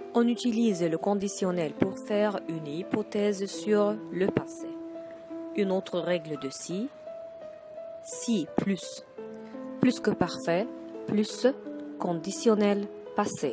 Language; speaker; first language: French; non-native, fluent; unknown